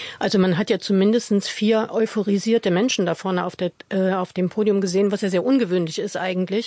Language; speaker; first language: German; native; German